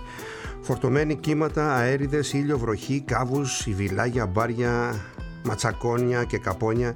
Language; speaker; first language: Greek; native; Greek